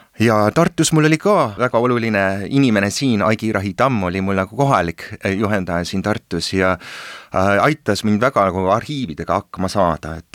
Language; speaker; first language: Estonian; early bilingual, heritage; Estonian